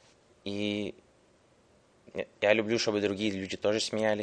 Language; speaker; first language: Russian; early bilingual, heritage; English